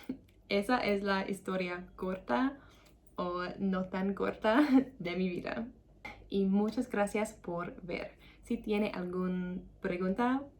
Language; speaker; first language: Spanish; non-native, learner; English